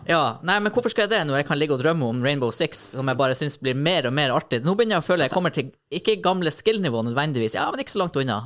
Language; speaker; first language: Norwegian; native; Norwegian